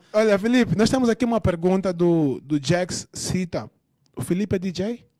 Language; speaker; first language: Portuguese; native; Portuguese